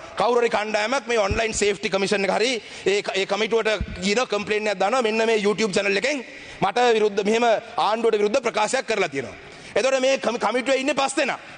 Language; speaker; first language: Sinhala; non-native, local second language; Tamil